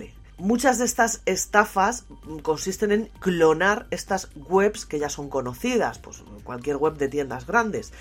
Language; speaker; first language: Spanish; native; Spanish